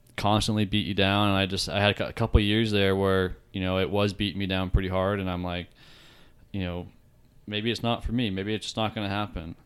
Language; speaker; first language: English; native; English